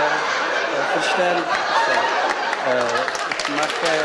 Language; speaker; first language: German; non-native, learner; Czech